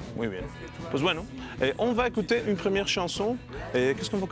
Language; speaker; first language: French; non-native, learner; Spanish